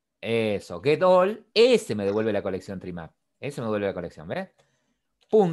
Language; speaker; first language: Spanish; native; Spanish